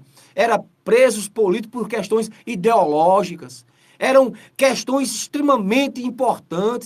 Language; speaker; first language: Portuguese; native; Portuguese